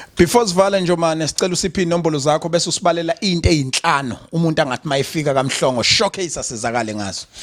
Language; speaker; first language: Zulu; native; Zulu